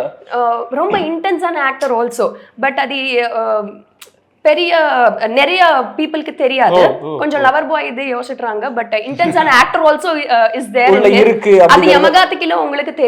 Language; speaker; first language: Tamil; non-native, learner; Telugu